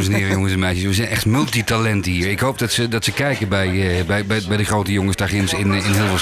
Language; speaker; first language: Dutch; native; Dutch